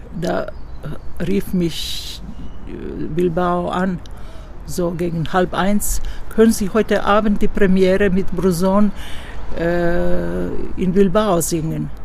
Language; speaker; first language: German; non-native, fluent; Croatian